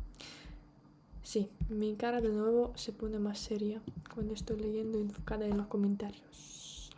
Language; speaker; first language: Spanish; non-native, fluent; Russian